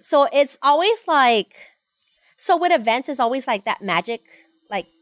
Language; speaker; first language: English; non-native, fluent; Spanish